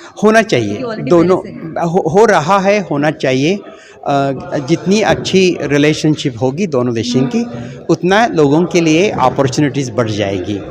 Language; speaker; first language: Hindi; non-native, local second language; Marathi